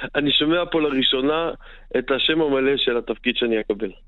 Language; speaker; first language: Hebrew; native; Hebrew